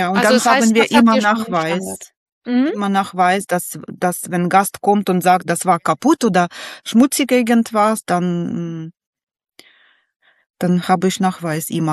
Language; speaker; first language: German; non-native, learner; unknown